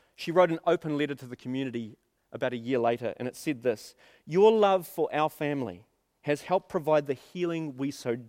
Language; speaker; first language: English; native; English